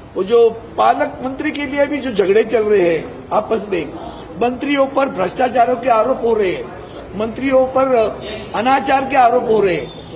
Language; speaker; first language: Hindi; non-native, local second language; Marathi